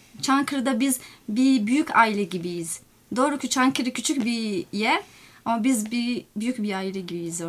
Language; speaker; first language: Turkish; non-native, fluent; Somali